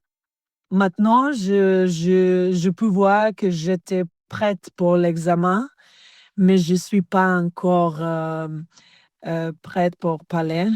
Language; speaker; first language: French; non-native, learner; Serbian